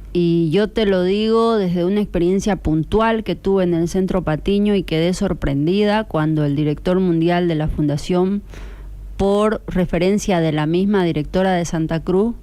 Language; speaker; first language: Spanish; native; Spanish